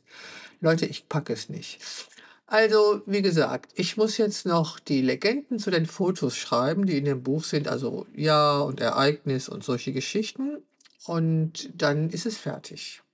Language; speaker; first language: German; native; German